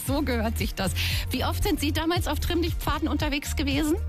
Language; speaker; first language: German; native; German